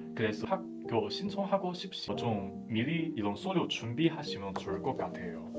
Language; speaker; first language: Korean; non-native, fluent; Chinese